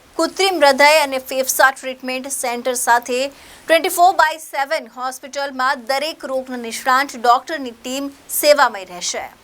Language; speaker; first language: Gujarati; native; Gujarati